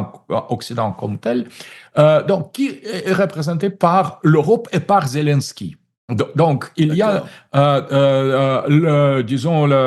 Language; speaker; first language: French; non-native, fluent; Russian